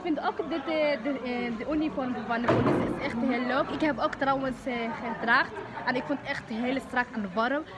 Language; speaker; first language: Dutch; non-native, learner; Somali